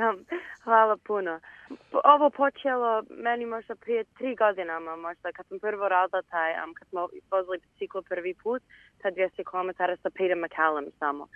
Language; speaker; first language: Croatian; early bilingual, heritage; Bosnian